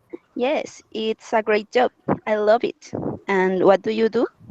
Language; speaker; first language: English; non-native, learner; Spanish